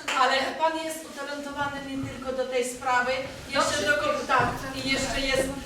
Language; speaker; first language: Polish; non-native, learner; Ukrainian